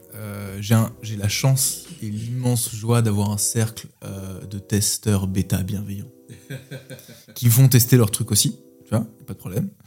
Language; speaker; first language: French; native; French